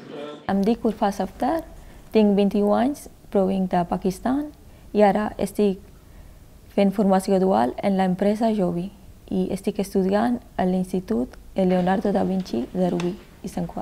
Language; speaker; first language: Catalan; non-native, fluent; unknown